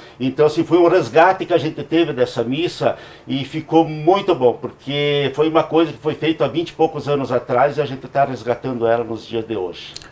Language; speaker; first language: Portuguese; native; Portuguese